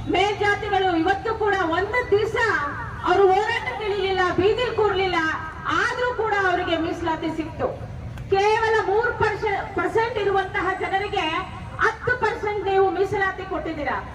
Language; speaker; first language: Kannada; native; Kannada